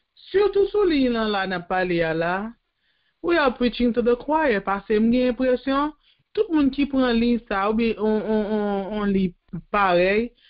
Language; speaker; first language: French; native; French